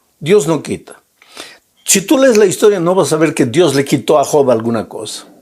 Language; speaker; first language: Spanish; native; Spanish